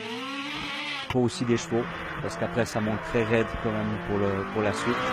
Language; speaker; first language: French; native; French